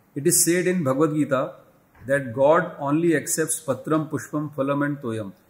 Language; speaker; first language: English; non-native, local second language; Hindi